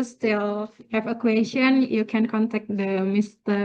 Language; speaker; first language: English; non-native, learner; Indonesian